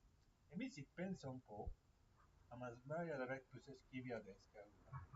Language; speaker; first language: Italian; native; Italian